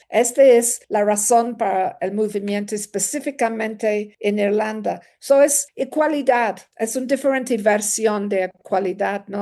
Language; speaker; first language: Spanish; non-native, learner; English